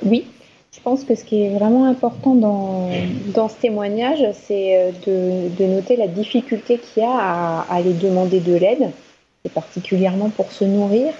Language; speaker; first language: French; native; French